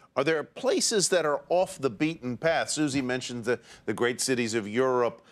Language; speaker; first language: English; native; English